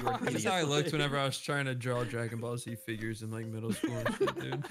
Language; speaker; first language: English; native; English